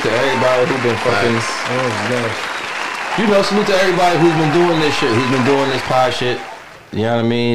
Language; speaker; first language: English; native; English